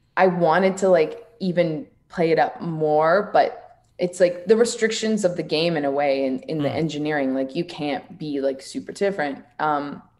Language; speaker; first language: English; native; English